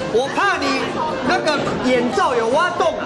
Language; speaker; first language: Chinese; native; Chinese